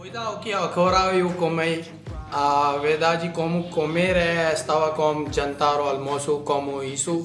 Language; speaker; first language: Portuguese; non-native, learner; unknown